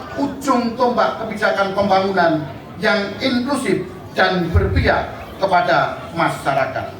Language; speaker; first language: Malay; non-native, local second language; Javanese